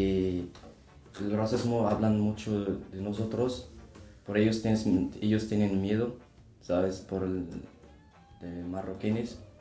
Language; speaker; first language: Spanish; non-native, learner; Arabic